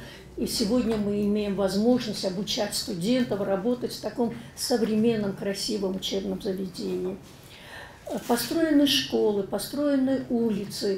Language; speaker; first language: Russian; non-native, local second language; Ossetic